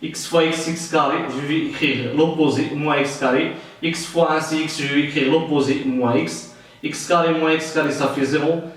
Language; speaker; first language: French; non-native, local second language; Arabic